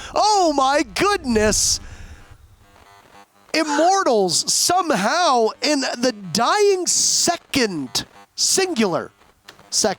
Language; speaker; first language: English; native; English